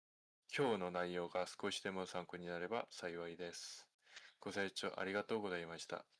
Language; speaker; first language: Japanese; non-native, fluent; Korean